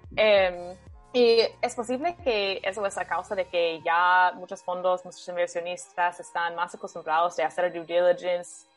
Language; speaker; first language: Spanish; non-native, fluent; English